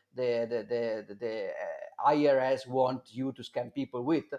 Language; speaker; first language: English; non-native, fluent; Italian